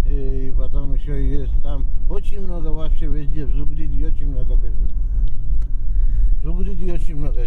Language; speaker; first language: Russian; non-native, fluent; Georgian